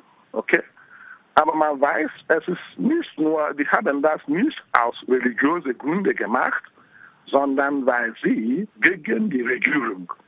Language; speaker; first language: German; non-native, fluent; Igbo